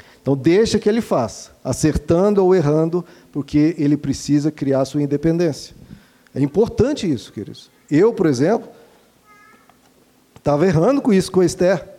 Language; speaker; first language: Portuguese; native; Portuguese